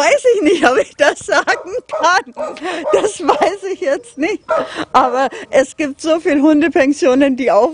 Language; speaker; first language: German; non-native, fluent; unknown